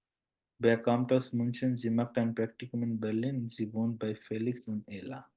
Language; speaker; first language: German; non-native, fluent; Bangla